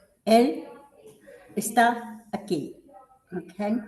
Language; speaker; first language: Spanish; non-native, learner; English